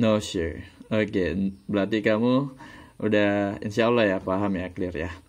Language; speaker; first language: Indonesian; native; Indonesian